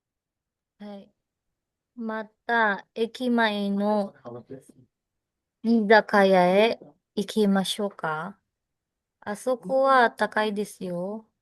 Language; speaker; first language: Japanese; non-native, learner; Filipino